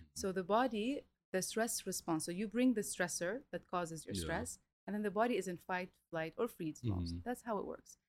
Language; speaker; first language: English; early bilingual, other home language; Arabic